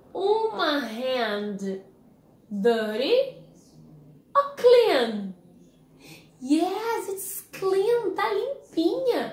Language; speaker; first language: English; non-native, learner; Portuguese